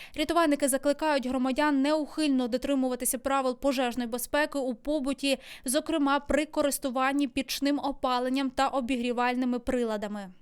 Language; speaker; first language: Ukrainian; native; Ukrainian